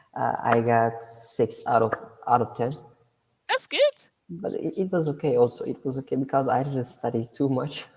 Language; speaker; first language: English; non-native, fluent; Turkish